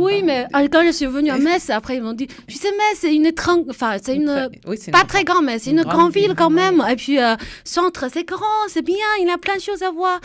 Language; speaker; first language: French; non-native, fluent; Chinese